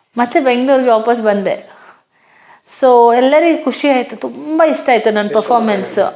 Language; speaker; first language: Kannada; non-native, local second language; Hindi